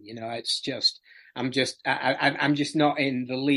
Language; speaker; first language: English; native; English